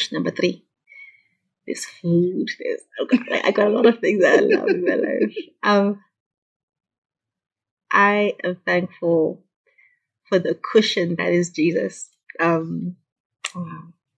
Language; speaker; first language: English; non-native, local second language; Shona